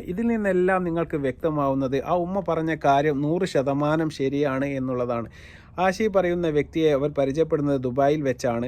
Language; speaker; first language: Malayalam; native; Malayalam